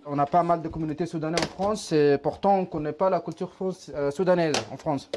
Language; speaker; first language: French; non-native, fluent; Arabic